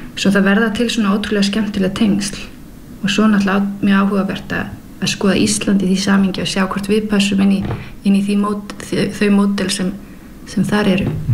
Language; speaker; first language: Icelandic; early bilingual, heritage; Icelandic